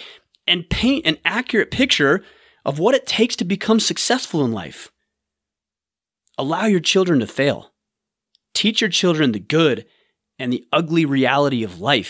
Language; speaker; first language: English; native; English